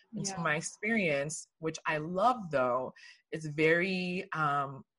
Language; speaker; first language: English; early bilingual, other home language; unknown